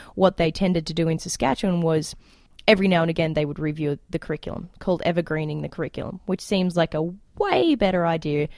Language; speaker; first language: English; native; English